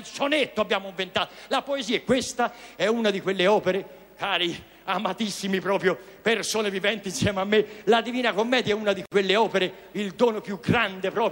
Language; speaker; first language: Italian; native; Italian